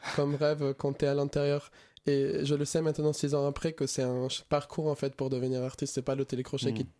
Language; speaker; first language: French; non-native, fluent; Spanish